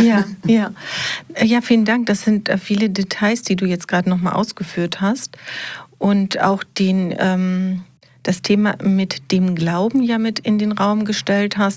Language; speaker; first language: German; native; German